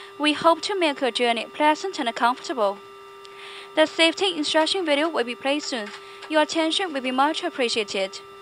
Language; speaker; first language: English; non-native, fluent; Chinese